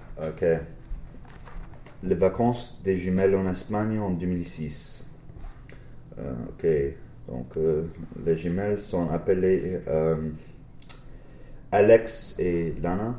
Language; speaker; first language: French; non-native, learner; English